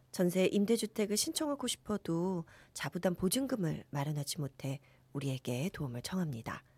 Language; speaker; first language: Korean; native; Korean